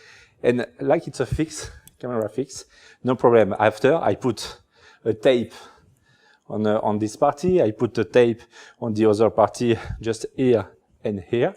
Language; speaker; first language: English; non-native, learner; French